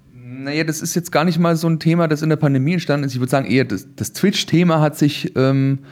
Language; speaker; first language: German; native; German